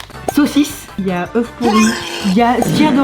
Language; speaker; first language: French; native; French